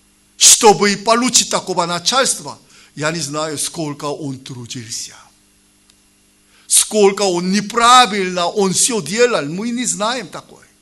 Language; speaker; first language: Russian; non-native, learner; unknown